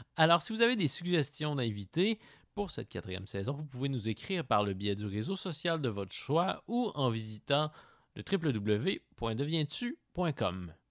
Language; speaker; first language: French; native; French